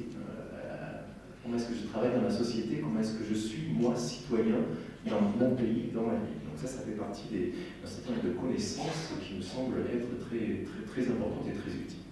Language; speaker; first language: French; native; French